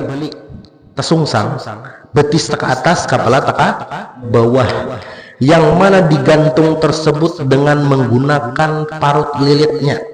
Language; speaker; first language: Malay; non-native, local second language; Banjar